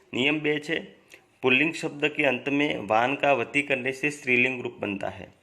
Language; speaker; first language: Hindi; non-native, local second language; Gujarati